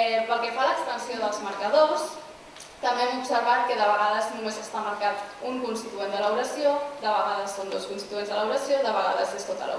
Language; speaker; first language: Catalan; native; Catalan